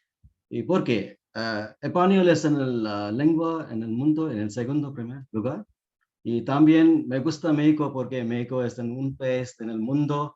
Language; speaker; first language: Spanish; non-native, learner; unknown